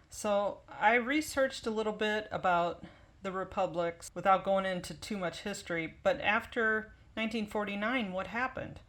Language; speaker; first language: English; native; English